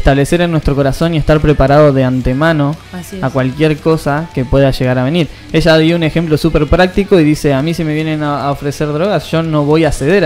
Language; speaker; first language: Spanish; native; Spanish